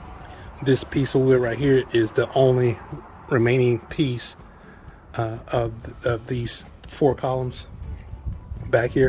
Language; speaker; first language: English; native; English